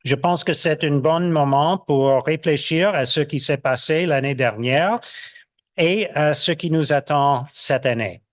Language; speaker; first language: French; non-native, local second language; English